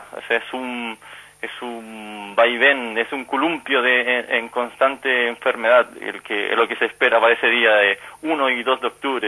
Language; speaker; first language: Spanish; native; Spanish